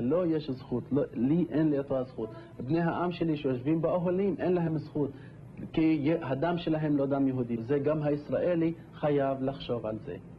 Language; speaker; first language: Hebrew; non-native, local second language; Arabic